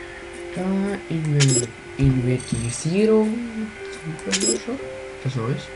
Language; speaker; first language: German; non-native, learner; Spanish